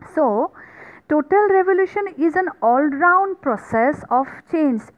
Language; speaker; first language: English; non-native, local second language; Assamese